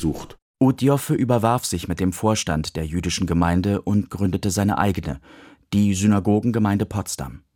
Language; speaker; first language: German; native; German